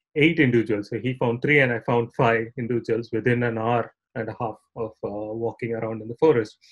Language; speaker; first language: English; non-native, local second language; Tamil